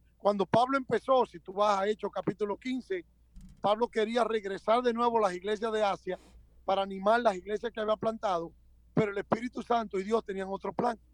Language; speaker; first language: Spanish; native; Spanish